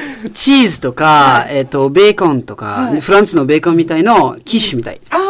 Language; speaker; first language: Japanese; non-native, fluent; French